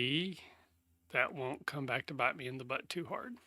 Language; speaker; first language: English; native; English